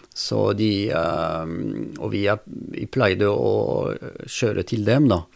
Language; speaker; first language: Norwegian; non-native, fluent; French